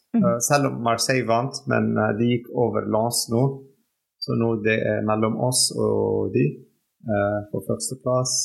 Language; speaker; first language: Norwegian; non-native, fluent; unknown